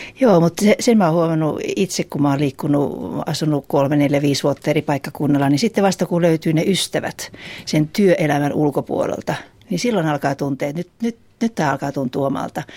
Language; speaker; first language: Finnish; native; Finnish